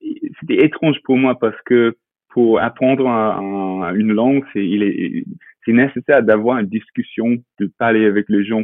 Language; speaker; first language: French; non-native, fluent; English